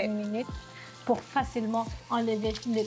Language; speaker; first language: French; non-native, learner; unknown